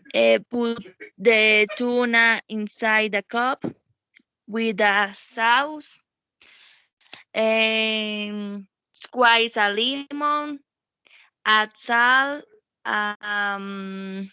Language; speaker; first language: English; non-native, learner; Spanish